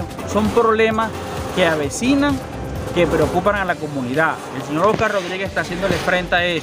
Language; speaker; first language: Spanish; native; Spanish